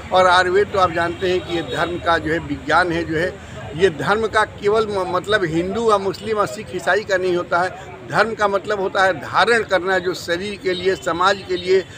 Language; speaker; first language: Hindi; native; Hindi